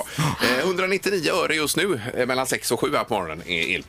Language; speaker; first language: Swedish; native; Swedish